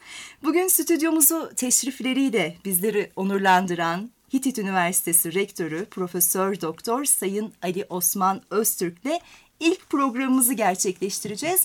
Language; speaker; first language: Turkish; native; Turkish